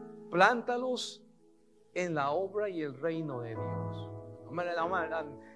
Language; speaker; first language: Spanish; early bilingual, other home language; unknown